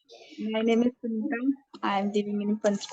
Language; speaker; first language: English; non-native, learner; Hindi